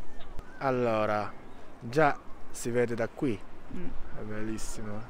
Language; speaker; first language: Italian; non-native, learner; Japanese